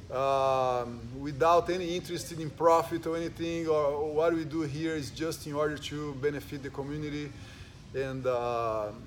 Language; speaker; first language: English; early bilingual, other home language; Spanish